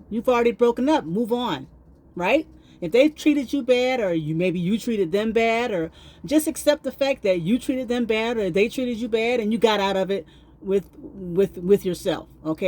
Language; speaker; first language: English; native; English